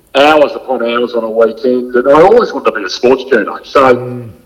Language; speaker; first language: English; native; English